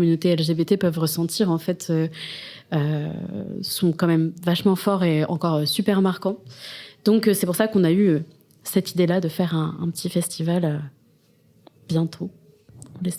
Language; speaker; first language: French; native; French